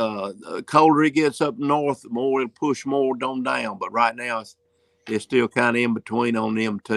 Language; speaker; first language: English; native; English